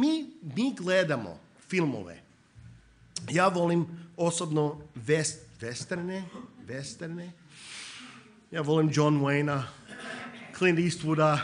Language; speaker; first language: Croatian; non-native, fluent; English